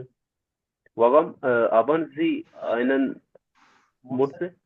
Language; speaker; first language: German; non-native, learner; Urdu